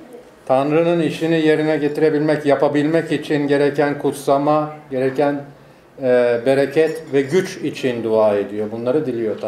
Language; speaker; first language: Turkish; native; Turkish